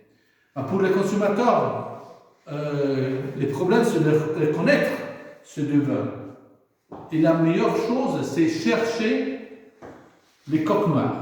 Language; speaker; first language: French; non-native, fluent; Italian